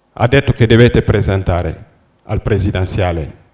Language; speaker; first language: Italian; non-native, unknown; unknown